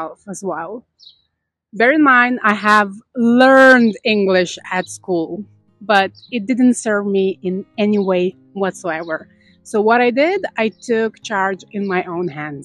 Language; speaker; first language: English; non-native, fluent; Lithuanian